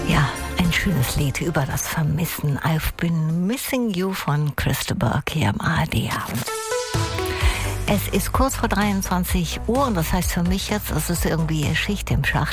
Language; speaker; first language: German; native; German